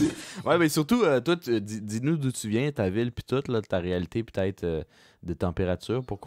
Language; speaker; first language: French; native; French